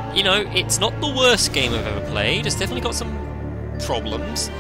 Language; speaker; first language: English; native; English